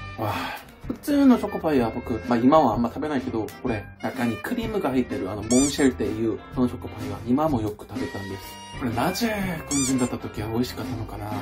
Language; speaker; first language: Japanese; non-native, fluent; Korean